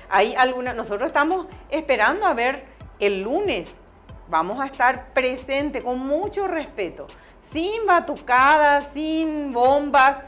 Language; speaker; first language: Spanish; native; Spanish